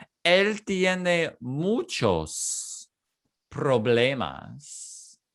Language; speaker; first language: Spanish; non-native, fluent; English